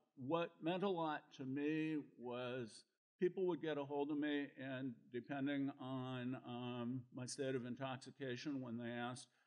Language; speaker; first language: English; native; English